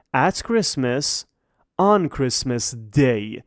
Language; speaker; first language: English; non-native, fluent; Persian